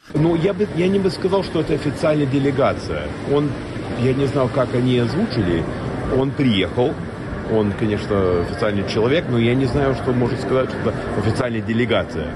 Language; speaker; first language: Russian; non-native, fluent; English